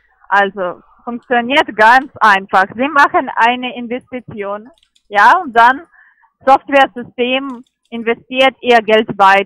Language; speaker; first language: German; non-native, learner; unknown